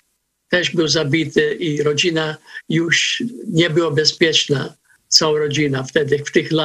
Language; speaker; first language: Polish; early bilingual, heritage; Polish